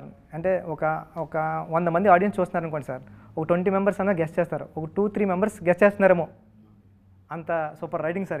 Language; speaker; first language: Telugu; native; Telugu